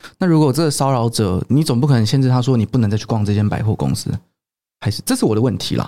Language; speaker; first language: Chinese; native; Chinese